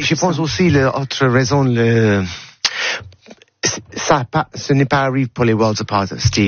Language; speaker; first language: French; non-native, learner; English